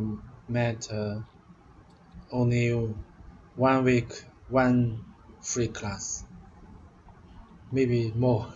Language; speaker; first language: English; non-native, learner; Vietnamese